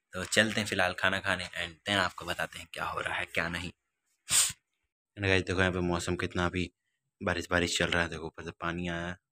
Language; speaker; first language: Hindi; native; Hindi